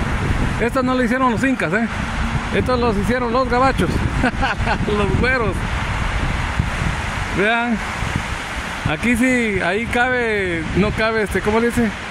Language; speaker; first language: Spanish; native; Spanish